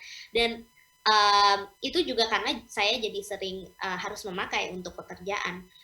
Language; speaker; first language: Indonesian; non-native, local second language; English